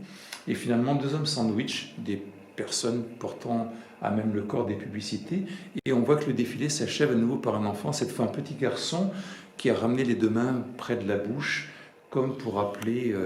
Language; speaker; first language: French; native; French